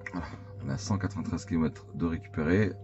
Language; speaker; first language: French; native; French